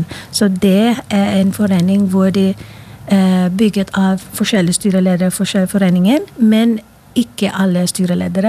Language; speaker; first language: Norwegian; non-native, fluent; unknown